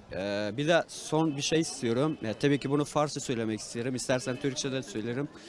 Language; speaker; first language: Turkish; non-native, fluent; Persian